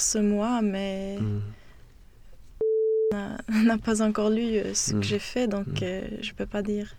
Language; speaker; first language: French; non-native, fluent; Swedish